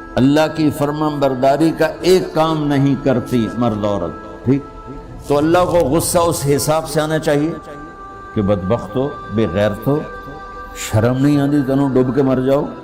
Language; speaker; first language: Urdu; non-native, local second language; Punjabi